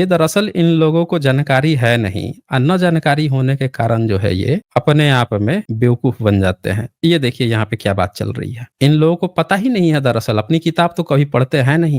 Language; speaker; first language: Hindi; native; Hindi